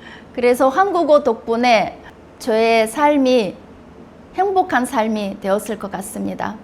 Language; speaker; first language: Korean; non-native, fluent; Russian